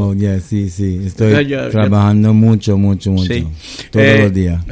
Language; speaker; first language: Spanish; early bilingual, heritage; Spanish